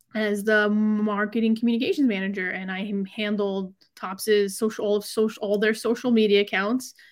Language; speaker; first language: English; native; English